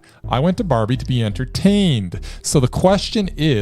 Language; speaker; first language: English; native; English